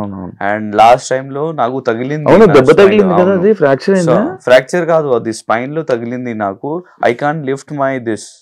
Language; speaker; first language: Telugu; non-native, learner; Hindi